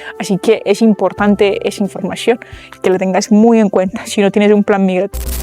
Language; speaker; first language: Spanish; native; Spanish